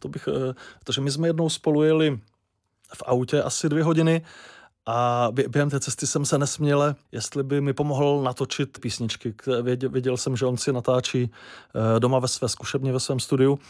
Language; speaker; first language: Czech; native; Czech